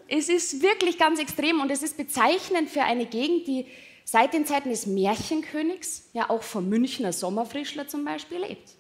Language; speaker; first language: German; native; German